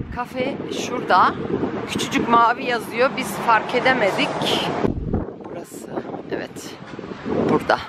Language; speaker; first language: Turkish; early bilingual, heritage; Turkish